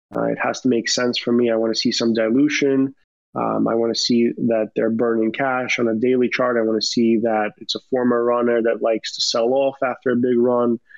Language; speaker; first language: English; early bilingual, other home language; Romanian